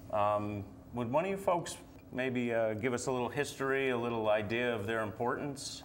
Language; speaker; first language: English; native; English